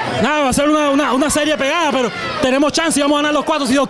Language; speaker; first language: Spanish; native; Spanish